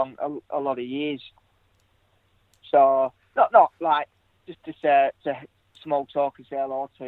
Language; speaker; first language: English; native; English